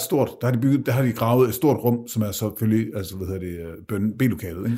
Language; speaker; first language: Danish; native; Danish